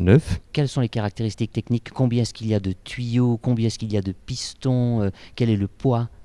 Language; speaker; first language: French; native; French